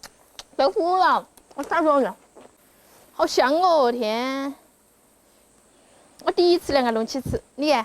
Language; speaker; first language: Chinese; native; Chinese